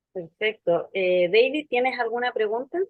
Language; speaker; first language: Spanish; native; Spanish